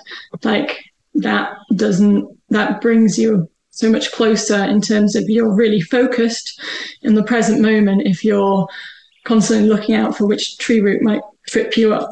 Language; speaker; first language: English; native; English